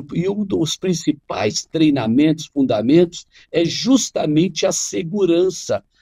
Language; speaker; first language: Portuguese; non-native, fluent; Arabic